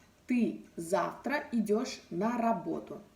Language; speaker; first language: Russian; non-native, local second language; Bashkir